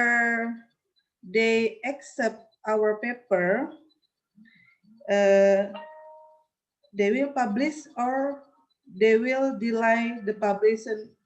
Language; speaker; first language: English; non-native, learner; Indonesian